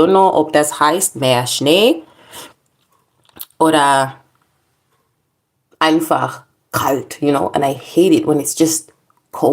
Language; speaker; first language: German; non-native, learner; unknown